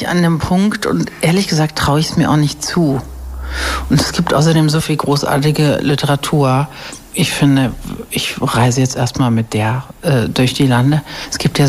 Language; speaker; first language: German; native; German